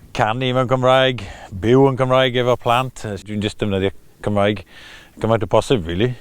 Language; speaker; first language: Welsh; non-native, local second language; English